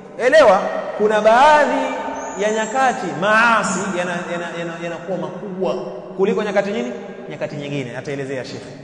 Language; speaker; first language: Swahili; native; Swahili